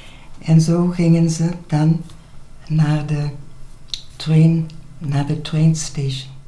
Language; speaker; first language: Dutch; early bilingual, heritage; Dutch